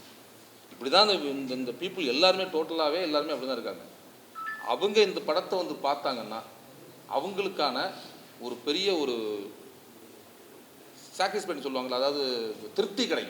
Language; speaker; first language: Tamil; native; Tamil